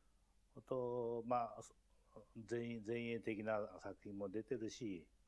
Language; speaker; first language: Japanese; native; Japanese